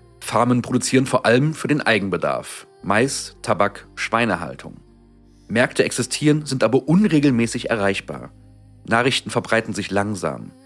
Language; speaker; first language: German; native; German